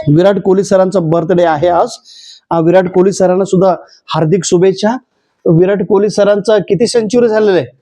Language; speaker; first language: Marathi; non-native, local second language; Kannada